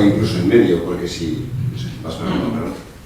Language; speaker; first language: Spanish; native; Spanish